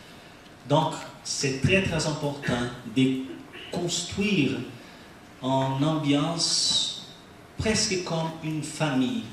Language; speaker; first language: French; non-native, learner; Portuguese